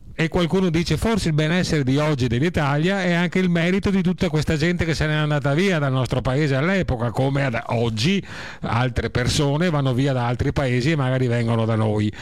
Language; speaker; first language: Italian; native; Italian